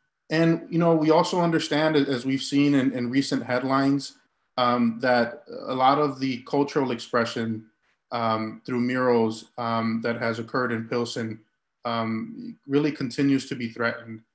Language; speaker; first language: English; early bilingual, other home language; Spanish